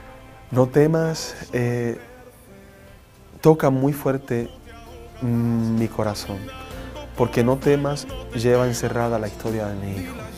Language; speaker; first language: Spanish; native; Spanish